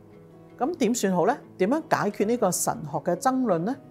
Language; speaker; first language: Chinese; native; Chinese